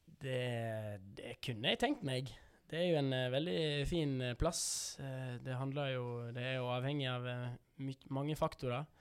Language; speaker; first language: Norwegian; early bilingual, other home language; Dutch